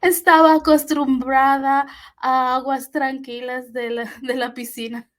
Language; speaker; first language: Spanish; early bilingual, heritage; Spanish